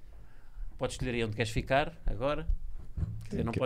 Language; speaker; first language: Portuguese; native; Portuguese